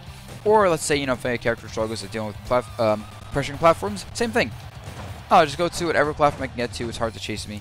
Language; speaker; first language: English; native; English